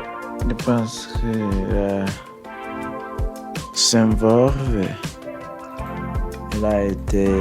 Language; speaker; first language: French; non-native, learner; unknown